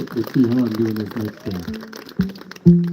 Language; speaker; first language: English; native; English